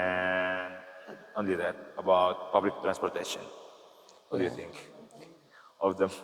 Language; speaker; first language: English; non-native, learner; Indonesian